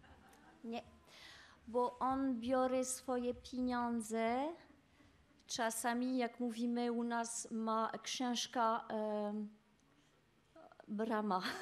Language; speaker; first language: Polish; non-native, learner; French